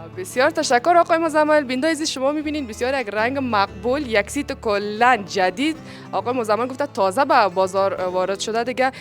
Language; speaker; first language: Persian; native; Persian